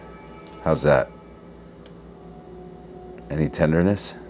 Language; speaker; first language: English; native; English